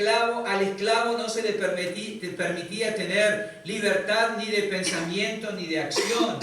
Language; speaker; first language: Spanish; native; Spanish